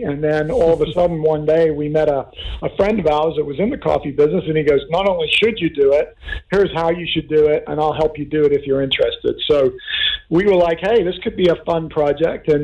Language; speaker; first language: English; native; English